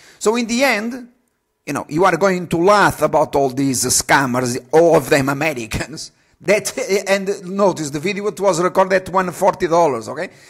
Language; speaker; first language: English; non-native, fluent; Portuguese